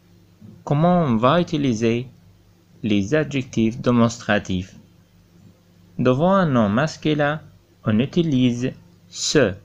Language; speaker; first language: French; non-native, fluent; Arabic